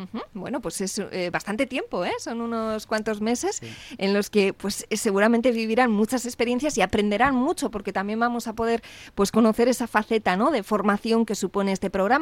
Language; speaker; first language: Spanish; native; Spanish